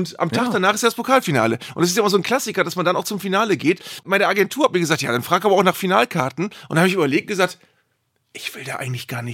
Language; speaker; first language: German; native; German